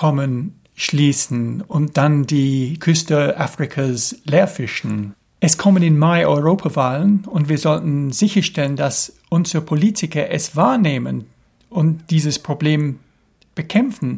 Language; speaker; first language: German; non-native, fluent; English